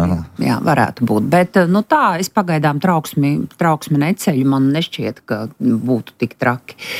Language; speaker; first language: Latvian; native; Latvian